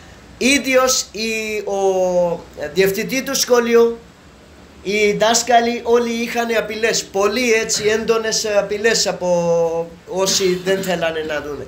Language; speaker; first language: Greek; non-native, learner; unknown